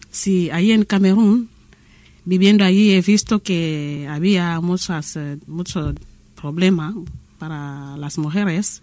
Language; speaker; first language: Spanish; non-native, learner; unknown